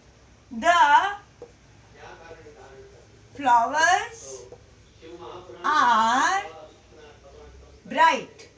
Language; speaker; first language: English; non-native, local second language; Hindi